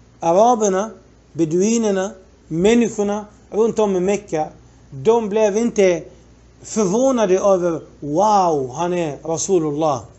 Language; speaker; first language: Swedish; non-native, fluent; Arabic